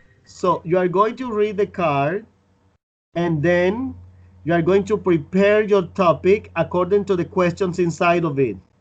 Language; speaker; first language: English; non-native, fluent; Spanish